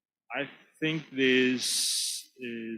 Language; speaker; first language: English; non-native, fluent; Chinese